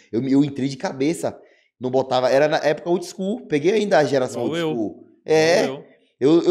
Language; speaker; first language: Portuguese; native; Portuguese